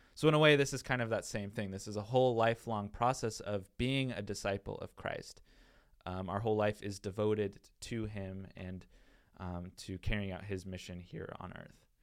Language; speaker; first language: English; native; English